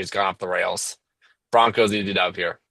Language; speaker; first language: English; native; English